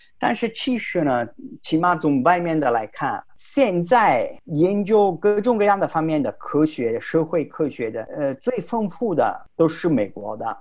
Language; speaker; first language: Chinese; non-native, fluent; Italian